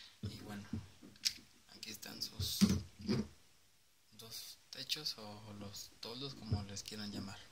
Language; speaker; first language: Spanish; native; Spanish